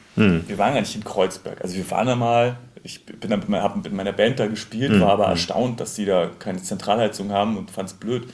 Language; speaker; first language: German; native; German